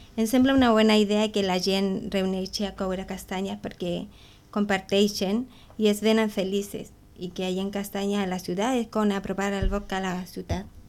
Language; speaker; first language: Catalan; non-native, learner; Spanish